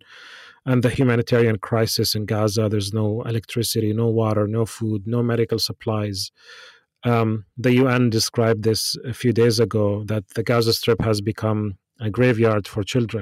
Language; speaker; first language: English; non-native, fluent; Arabic